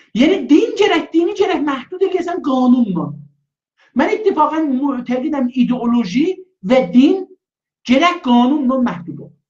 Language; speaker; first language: Azerbaijani; native; Azerbaijani